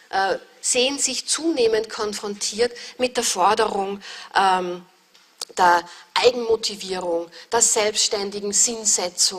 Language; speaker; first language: German; native; German